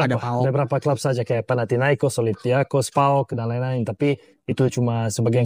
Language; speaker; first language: Indonesian; non-native, fluent; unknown